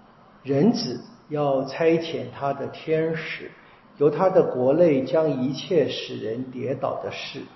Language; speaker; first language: Chinese; native; Chinese